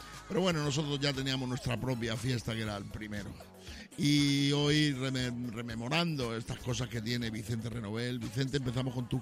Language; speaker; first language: Spanish; native; Spanish